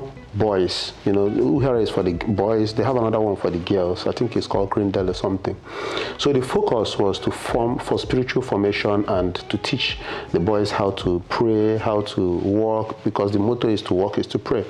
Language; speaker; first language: English; non-native, local second language; Igbo